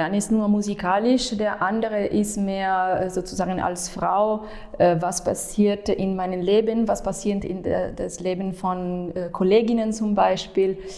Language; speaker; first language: German; non-native, fluent; Italian